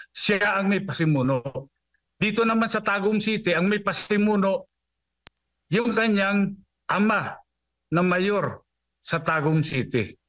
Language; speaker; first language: Filipino; non-native, local second language; Cebuano